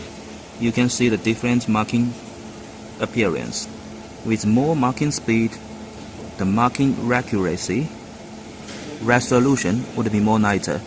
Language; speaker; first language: English; non-native, learner; Chinese